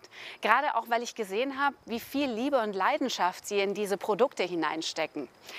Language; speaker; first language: German; native; German